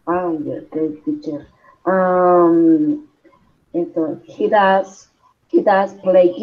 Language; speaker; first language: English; non-native, learner; Spanish